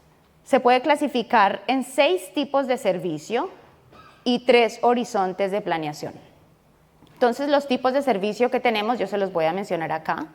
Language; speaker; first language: Spanish; native; Spanish